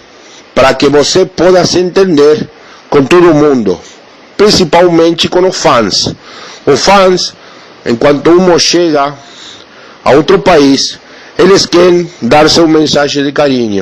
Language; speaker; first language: Portuguese; non-native, learner; Spanish